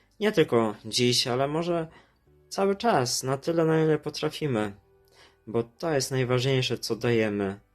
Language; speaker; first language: Polish; native; Polish